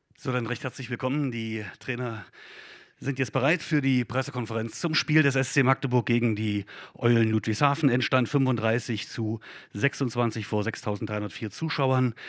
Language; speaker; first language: German; native; German